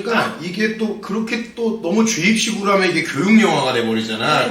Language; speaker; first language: Korean; native; Korean